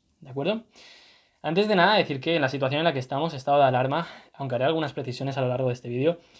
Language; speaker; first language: Spanish; native; Spanish